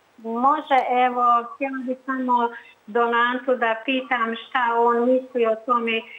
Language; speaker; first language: Croatian; native; Croatian